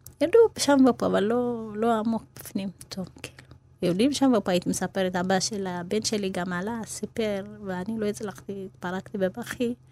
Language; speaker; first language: Hebrew; non-native, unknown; Amharic